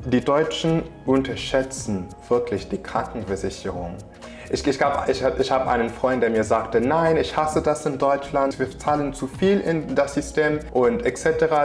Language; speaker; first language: German; non-native, fluent; English